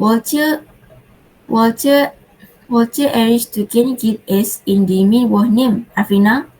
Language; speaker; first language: German; non-native, learner; Malay